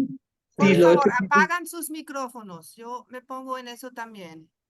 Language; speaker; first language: Spanish; non-native, fluent; German